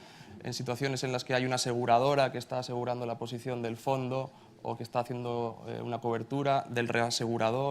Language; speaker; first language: Spanish; native; Spanish